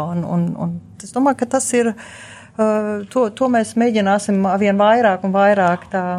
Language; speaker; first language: Latvian; early bilingual, heritage; Latvian